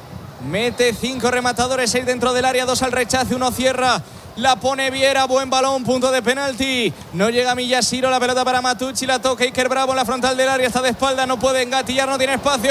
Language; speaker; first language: Spanish; native; Spanish